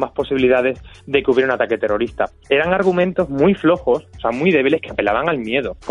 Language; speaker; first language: Spanish; native; Spanish